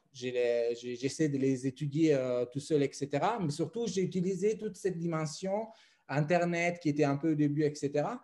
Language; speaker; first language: French; non-native, fluent; Italian